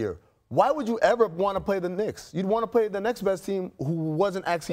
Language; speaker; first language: English; native; English